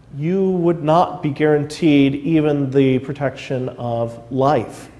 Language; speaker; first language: English; native; English